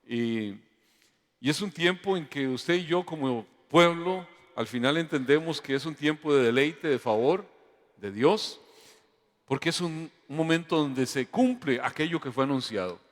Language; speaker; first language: Spanish; native; Spanish